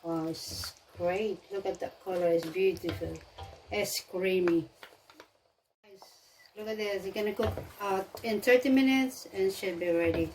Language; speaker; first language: English; non-native, local second language; Filipino